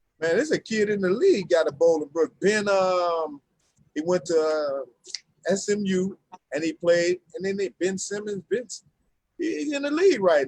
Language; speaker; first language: English; native; English